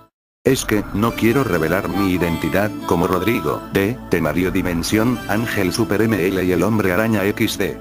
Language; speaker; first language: Spanish; native; Spanish